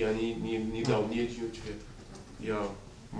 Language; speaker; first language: Russian; non-native, learner; Portuguese